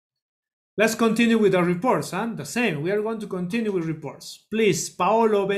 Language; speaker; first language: English; non-native, learner; Spanish